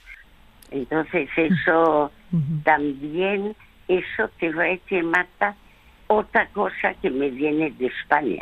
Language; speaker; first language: Spanish; early bilingual, other home language; French